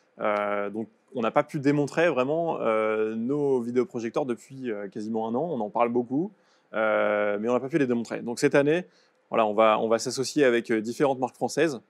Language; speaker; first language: French; native; French